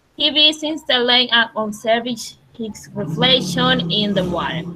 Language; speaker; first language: English; non-native, learner; Spanish